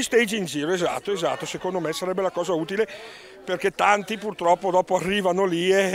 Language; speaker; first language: Italian; native; Italian